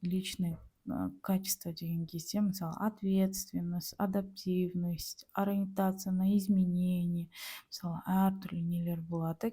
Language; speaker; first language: Russian; non-native, local second language; Kazakh